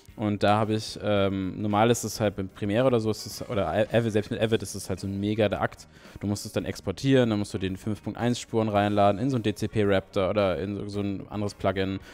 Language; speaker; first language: German; native; German